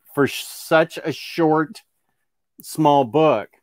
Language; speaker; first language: English; native; English